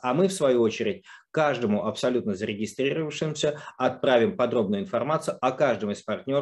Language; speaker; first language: Russian; native; Russian